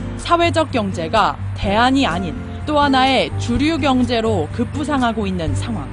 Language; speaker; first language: Korean; native; Korean